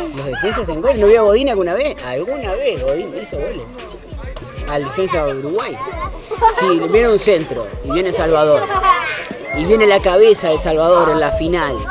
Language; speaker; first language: Spanish; native; Spanish